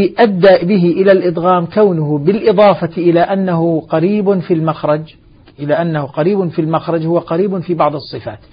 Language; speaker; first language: Arabic; native; Arabic